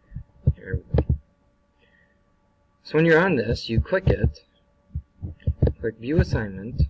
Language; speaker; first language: English; native; English